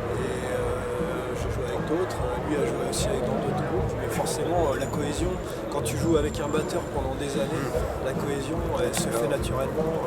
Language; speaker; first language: French; native; French